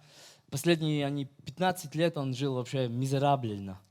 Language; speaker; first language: Russian; non-native, fluent; Latvian